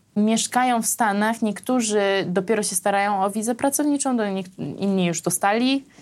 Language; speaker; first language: Polish; early bilingual, other home language; Armenian